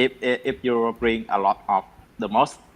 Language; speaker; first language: English; non-native, learner; Vietnamese